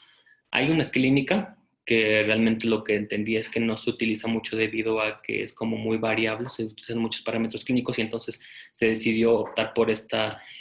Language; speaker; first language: Spanish; native; Spanish